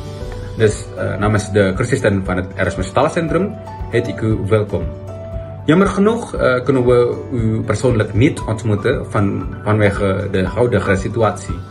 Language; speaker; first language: Dutch; non-native, fluent; Indonesian